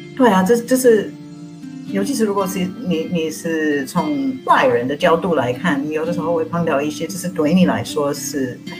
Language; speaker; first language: Chinese; non-native, fluent; English